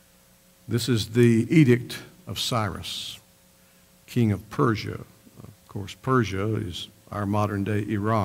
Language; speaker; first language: English; native; English